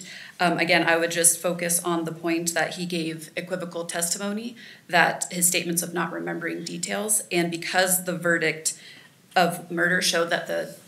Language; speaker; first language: English; native; English